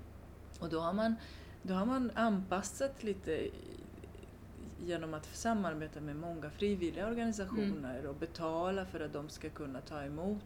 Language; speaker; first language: Swedish; non-native, fluent; Romanian